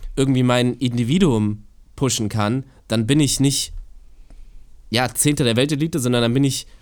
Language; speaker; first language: German; native; German